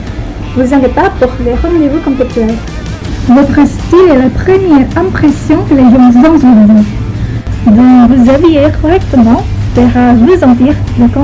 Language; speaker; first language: French; non-native, learner; Indonesian